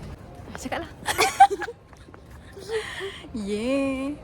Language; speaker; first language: Malay; native; Malay